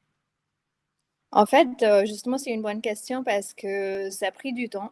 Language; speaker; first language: French; non-native, fluent; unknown